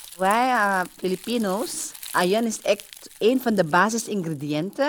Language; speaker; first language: Dutch; non-native, learner; Filipino